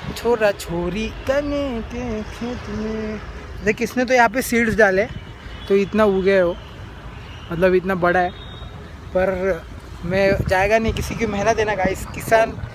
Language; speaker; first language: Hindi; non-native, local second language; Marathi